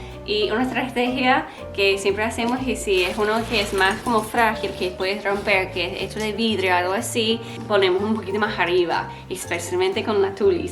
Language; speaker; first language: Spanish; non-native, learner; English